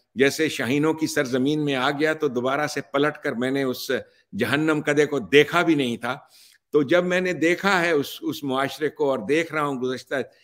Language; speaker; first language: Urdu; native; Urdu